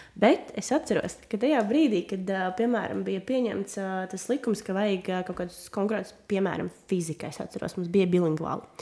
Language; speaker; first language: Latvian; non-native, local second language; Russian